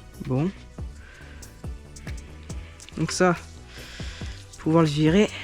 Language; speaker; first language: French; native; French